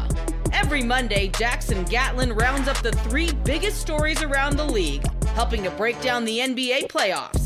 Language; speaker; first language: English; native; English